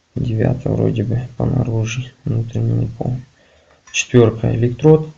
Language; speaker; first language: Russian; non-native, local second language; Ukrainian